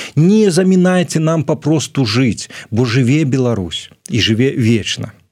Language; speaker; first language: Belarusian; native; Belarusian